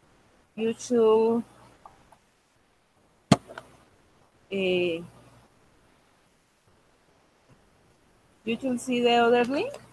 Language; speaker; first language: English; non-native, local second language; Spanish